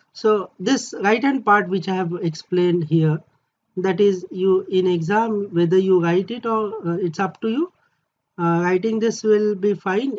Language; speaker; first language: English; non-native, local second language; Marathi